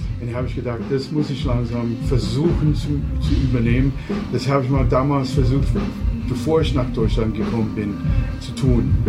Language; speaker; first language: German; non-native, fluent; English